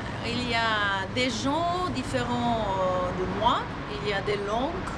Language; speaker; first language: French; non-native, fluent; Serbian